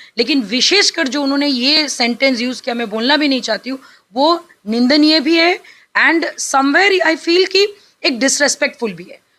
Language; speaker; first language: Hindi; non-native, local second language; Bangla